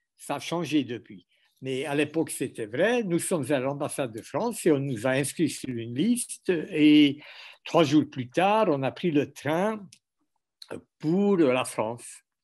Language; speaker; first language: French; non-native, fluent; Hungarian